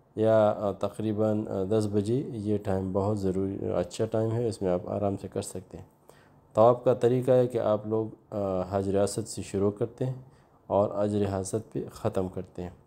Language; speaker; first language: Urdu; non-native, local second language; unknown